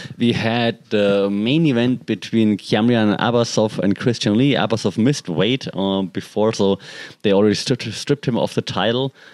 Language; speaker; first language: English; non-native, fluent; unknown